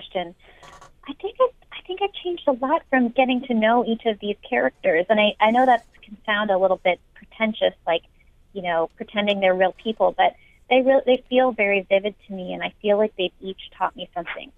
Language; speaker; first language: English; native; English